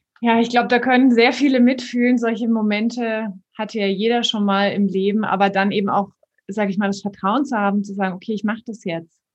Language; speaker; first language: German; native; German